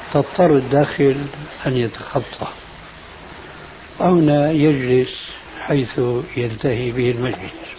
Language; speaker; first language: Arabic; native; Arabic